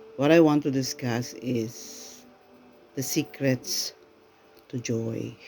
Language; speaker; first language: English; non-native, local second language; Filipino